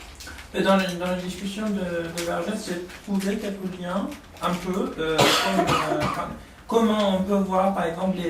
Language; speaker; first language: French; non-native, learner; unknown